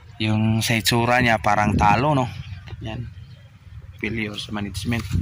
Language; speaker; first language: Filipino; non-native, local second language; Cebuano